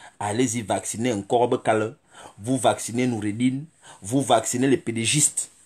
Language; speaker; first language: French; non-native, local second language; Fang